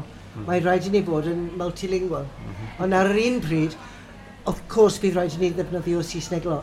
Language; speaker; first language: Welsh; non-native, fluent; English